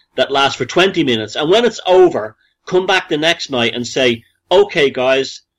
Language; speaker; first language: English; native; English